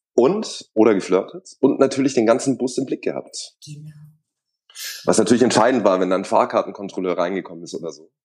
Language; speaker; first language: German; native; German